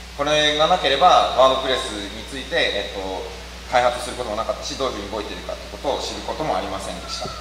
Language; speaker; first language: Japanese; native; Japanese